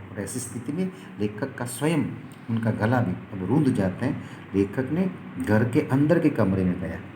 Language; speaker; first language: Hindi; non-native, local second language; Gujarati